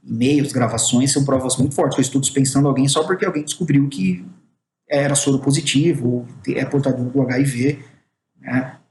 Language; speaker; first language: Portuguese; native; Portuguese